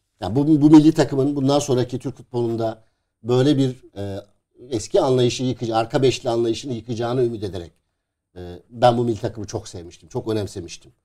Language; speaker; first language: Turkish; native; Turkish